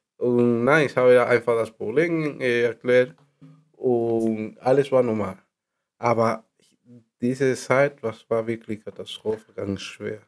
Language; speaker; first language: German; non-native, learner; Spanish